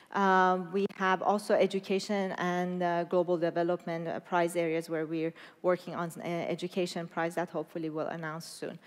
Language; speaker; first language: English; non-native, fluent; Persian